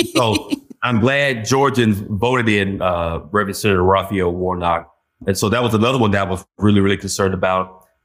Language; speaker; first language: English; native; English